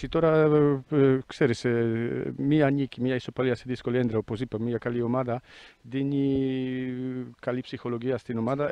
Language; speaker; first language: Greek; non-native, fluent; Polish